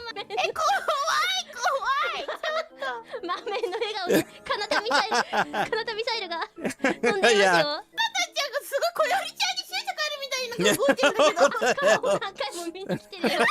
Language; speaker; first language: Japanese; native; Japanese